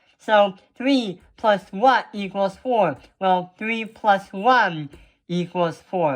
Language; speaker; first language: English; native; English